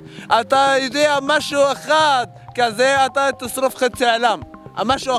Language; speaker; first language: Hebrew; non-native, learner; Arabic